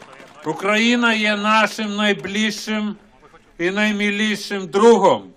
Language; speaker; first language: Ukrainian; non-native, fluent; Lithuanian